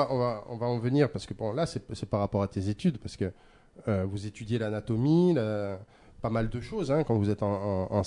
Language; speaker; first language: French; native; French